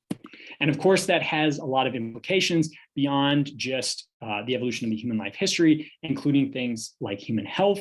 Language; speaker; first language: English; native; English